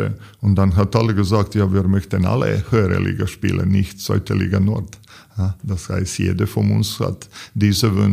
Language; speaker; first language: German; non-native, learner; Serbian